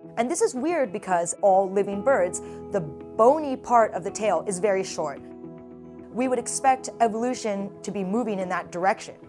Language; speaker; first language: English; native; English